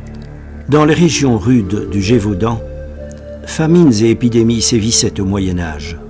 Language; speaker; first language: French; native; French